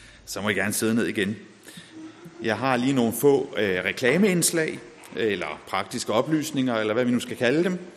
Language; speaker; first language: Danish; native; Danish